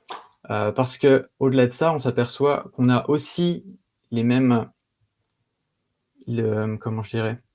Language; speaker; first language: French; native; French